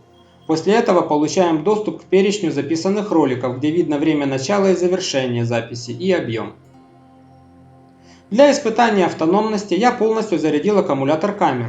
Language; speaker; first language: Russian; native; Russian